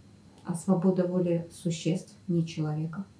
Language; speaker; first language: Russian; native; Russian